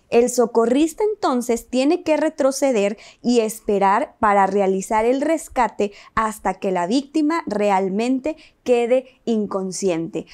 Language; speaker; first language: Spanish; native; Spanish